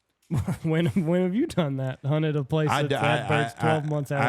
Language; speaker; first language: English; native; English